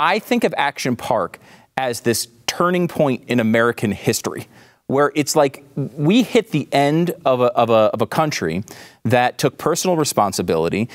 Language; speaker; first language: English; native; English